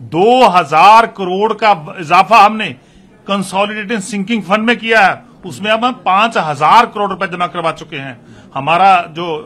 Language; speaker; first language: Hindi; non-native, local second language; Punjabi